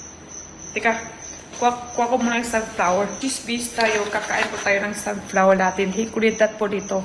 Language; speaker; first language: Filipino; non-native, learner; Chinese